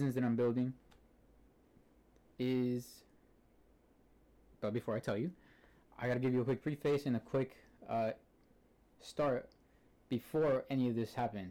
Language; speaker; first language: English; native; English